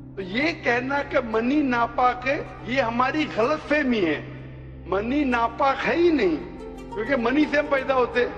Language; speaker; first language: Urdu; non-native, local second language; Konkani